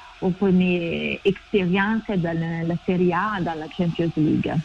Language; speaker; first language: French; non-native, fluent; Italian